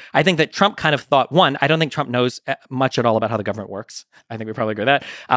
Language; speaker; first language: English; native; English